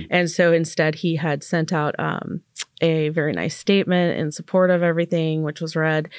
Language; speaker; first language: English; native; English